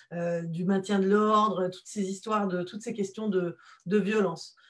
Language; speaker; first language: French; native; French